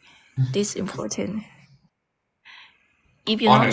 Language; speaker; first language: English; non-native, learner; Thai